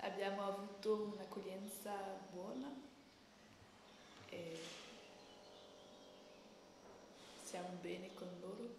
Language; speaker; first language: Italian; non-native, learner; French